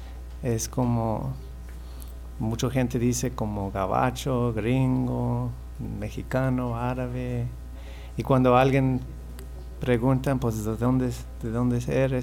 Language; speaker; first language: Spanish; early bilingual, heritage; English